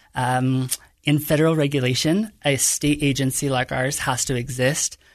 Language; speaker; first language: English; native; English